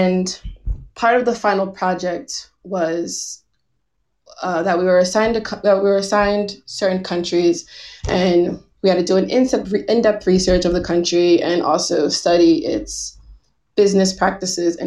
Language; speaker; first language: English; native; English